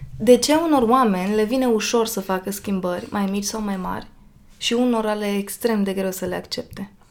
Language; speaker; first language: Romanian; native; Romanian